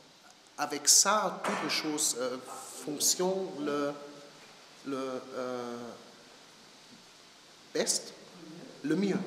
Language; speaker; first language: French; non-native, learner; German